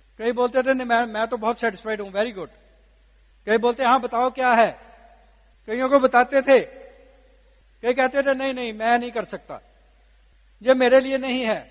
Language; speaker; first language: Hindi; non-native, local second language; Punjabi